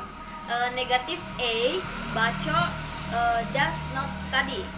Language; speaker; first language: English; non-native, learner; Indonesian